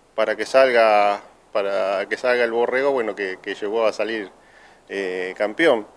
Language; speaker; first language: Spanish; native; Spanish